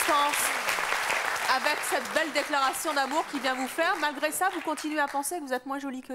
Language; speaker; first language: French; native; French